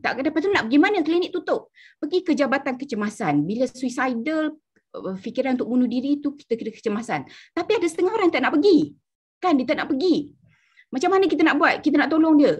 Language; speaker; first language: Malay; native; Malay